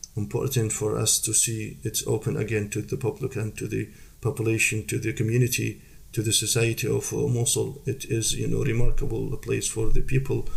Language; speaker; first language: English; non-native, fluent; Arabic